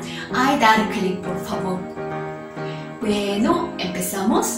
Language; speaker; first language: Spanish; non-native, fluent; Korean